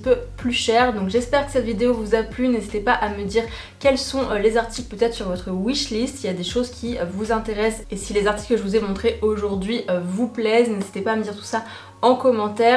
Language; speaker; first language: French; native; French